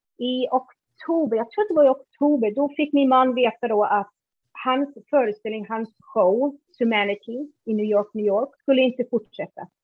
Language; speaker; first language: Swedish; native; Swedish